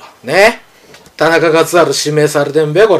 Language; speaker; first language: Japanese; native; Japanese